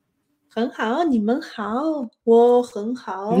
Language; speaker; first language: Chinese; non-native, learner; Spanish